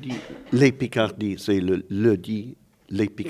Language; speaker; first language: French; non-native, learner; English